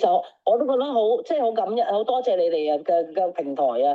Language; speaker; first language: Cantonese; native; Cantonese